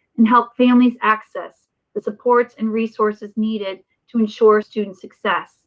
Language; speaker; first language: English; native; English